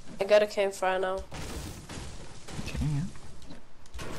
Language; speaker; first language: English; non-native, fluent; Danish